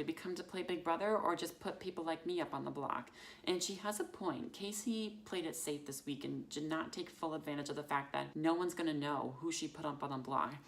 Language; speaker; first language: English; native; English